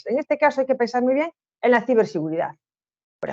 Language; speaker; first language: Spanish; native; Spanish